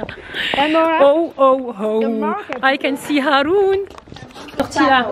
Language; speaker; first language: English; non-native, learner; French